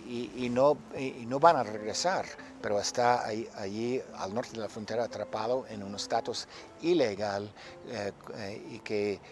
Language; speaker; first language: Spanish; non-native, fluent; English